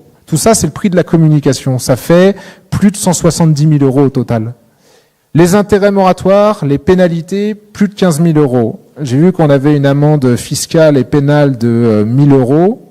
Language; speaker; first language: French; native; French